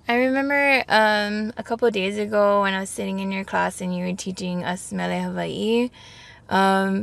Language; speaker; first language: English; native; English